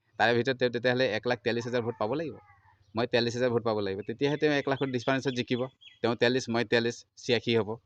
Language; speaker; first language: Assamese; non-native, local second language; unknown